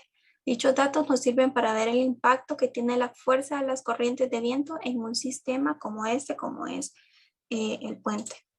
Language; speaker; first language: Spanish; native; Spanish